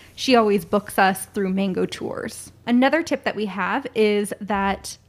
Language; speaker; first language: English; early bilingual, other home language; Filipino